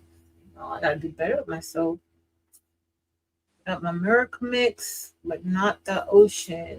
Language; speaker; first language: English; native; English